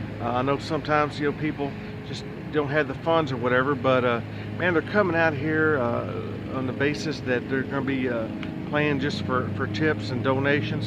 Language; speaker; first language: English; native; English